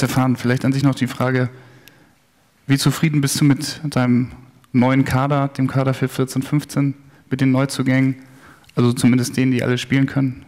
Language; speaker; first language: German; native; German